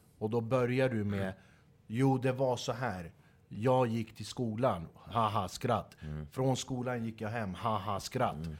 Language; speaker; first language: Swedish; early bilingual, other home language; Kurdish